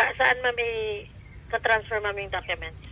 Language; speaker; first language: Filipino; native; Filipino